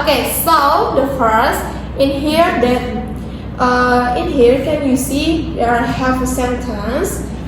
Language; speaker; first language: English; non-native, learner; Indonesian